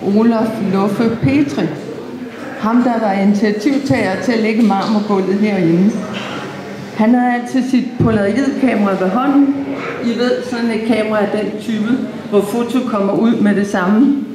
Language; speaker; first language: Danish; native; Danish